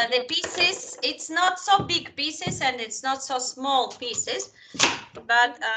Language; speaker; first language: English; non-native, fluent; Spanish